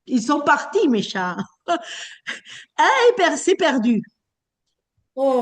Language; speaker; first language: French; non-native, fluent; Spanish